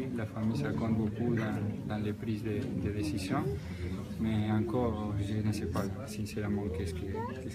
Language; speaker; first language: French; non-native, fluent; Spanish